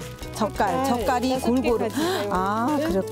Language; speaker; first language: Korean; native; Korean